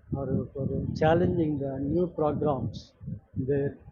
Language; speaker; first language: English; non-native, local second language; Telugu